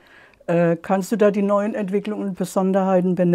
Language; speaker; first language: German; native; German